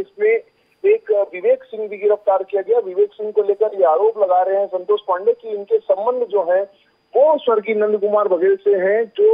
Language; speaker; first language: Hindi; native; Hindi